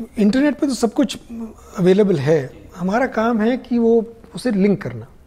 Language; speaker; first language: Urdu; non-native, local second language; Hindi